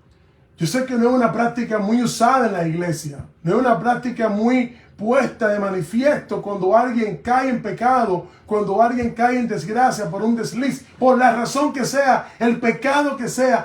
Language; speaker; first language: Spanish; native; Spanish